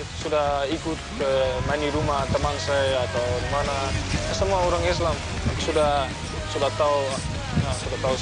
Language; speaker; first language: Indonesian; non-native, learner; Dutch